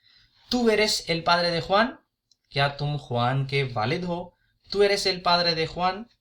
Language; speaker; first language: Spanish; non-native, fluent; Urdu